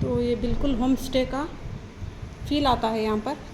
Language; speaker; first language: Hindi; non-native, local second language; Kannada